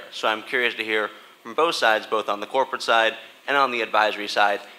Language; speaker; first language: English; native; English